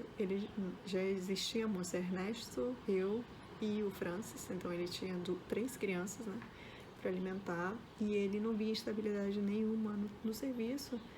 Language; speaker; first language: Portuguese; early bilingual, other home language; Spanish